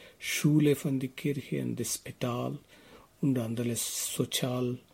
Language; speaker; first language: German; non-native, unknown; Telugu